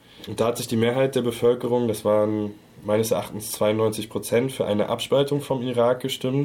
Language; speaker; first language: German; native; German